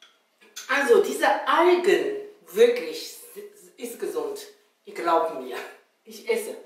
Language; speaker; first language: German; non-native, learner; Chinese